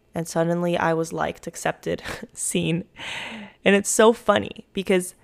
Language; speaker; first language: English; early bilingual, other home language; Spanish